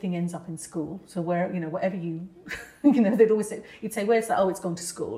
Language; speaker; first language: English; native; English